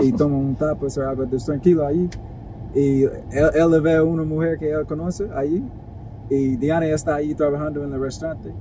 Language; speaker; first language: Spanish; non-native, learner; English